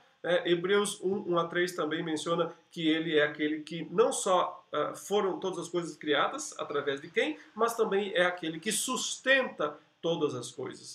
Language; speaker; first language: Portuguese; native; Portuguese